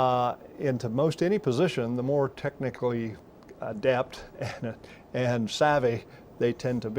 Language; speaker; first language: English; native; English